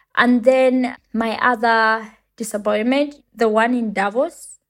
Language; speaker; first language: English; non-native, local second language; Ganda